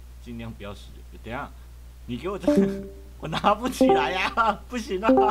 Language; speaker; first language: Chinese; native; Chinese